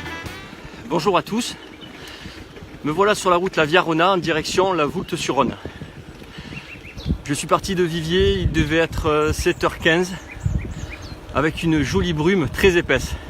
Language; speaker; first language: French; native; French